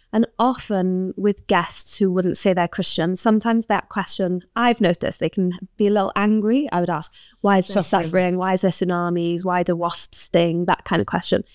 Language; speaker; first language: English; native; English